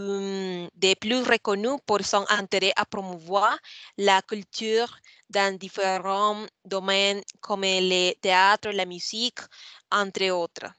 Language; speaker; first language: French; non-native, learner; Spanish